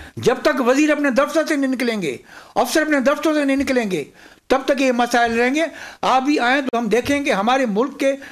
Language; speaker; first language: Urdu; non-native, local second language; Sindhi